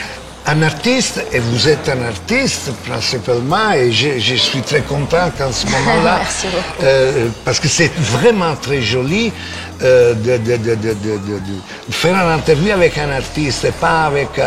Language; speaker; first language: French; non-native, fluent; Italian